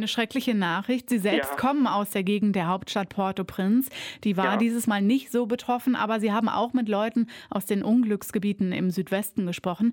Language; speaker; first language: German; native; German